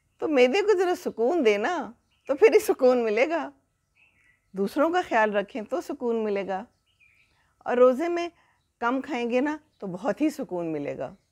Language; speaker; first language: Urdu; native; Urdu